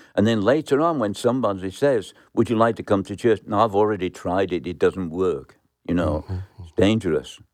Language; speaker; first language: English; native; English